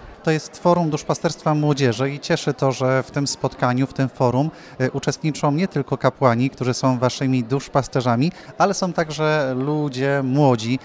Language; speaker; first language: Polish; native; Polish